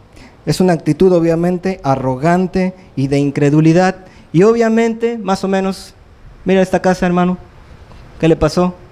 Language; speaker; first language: Spanish; native; Spanish